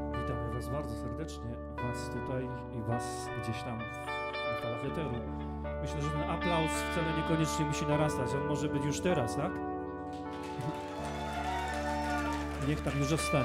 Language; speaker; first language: Polish; native; Polish